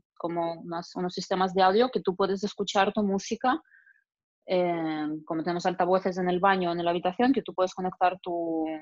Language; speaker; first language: Spanish; non-native, fluent; Russian